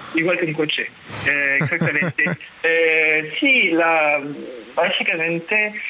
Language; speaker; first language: Spanish; non-native, fluent; French